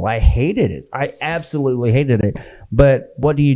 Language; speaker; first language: English; native; English